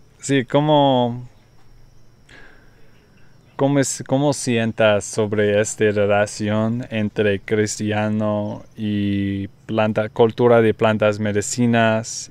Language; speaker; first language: Spanish; non-native, learner; English